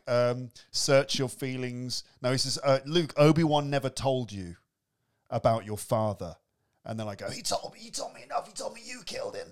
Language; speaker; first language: English; native; English